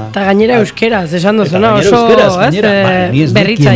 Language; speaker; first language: Basque; native; Basque